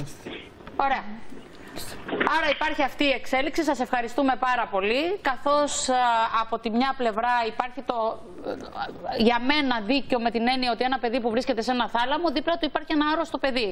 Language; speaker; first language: Greek; native; Greek